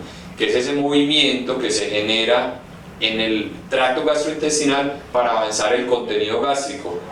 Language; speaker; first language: Spanish; native; Spanish